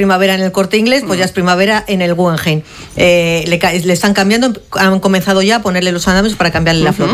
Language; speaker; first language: Spanish; native; Spanish